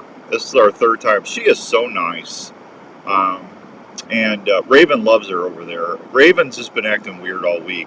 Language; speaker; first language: English; native; English